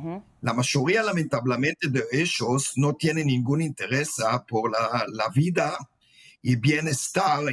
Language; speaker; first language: Spanish; non-native, fluent; Hebrew